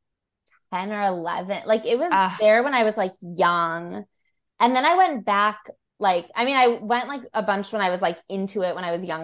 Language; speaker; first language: English; native; English